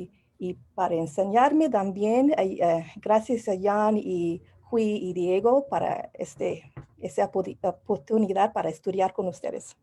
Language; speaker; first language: Spanish; non-native, learner; English